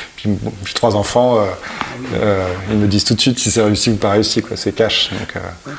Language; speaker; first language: French; native; French